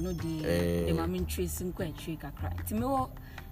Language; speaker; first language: English; non-native, local second language; Akan